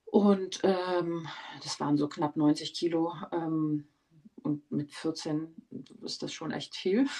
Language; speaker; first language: German; early bilingual, other home language; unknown